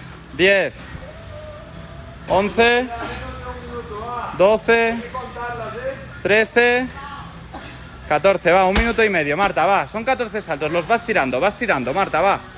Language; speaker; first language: Spanish; non-native, local second language; Catalan